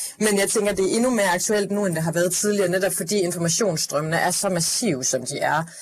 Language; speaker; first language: Danish; native; Danish